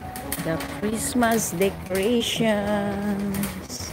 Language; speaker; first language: English; non-native, local second language; Filipino